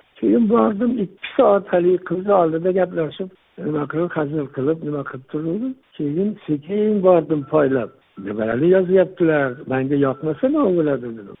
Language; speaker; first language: Uzbek; non-native, local second language; Tajik